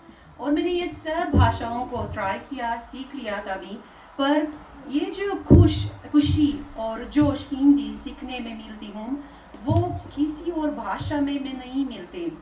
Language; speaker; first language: Hindi; non-native, fluent; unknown